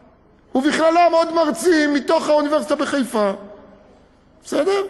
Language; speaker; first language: Hebrew; native; Hebrew